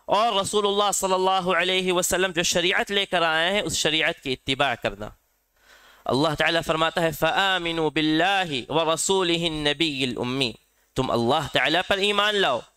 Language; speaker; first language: Urdu; native; Urdu